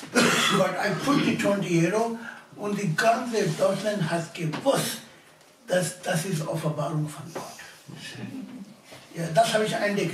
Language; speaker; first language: German; non-native, learner; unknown